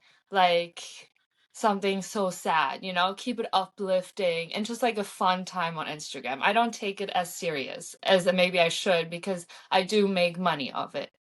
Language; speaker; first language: English; early bilingual, heritage; English